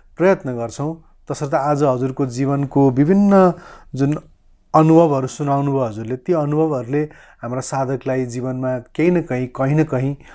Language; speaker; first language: Nepali; native; Nepali